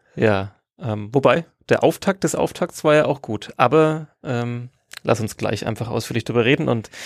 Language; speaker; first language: German; native; German